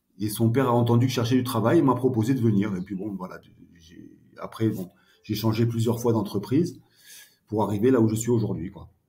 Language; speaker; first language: French; early bilingual, heritage; French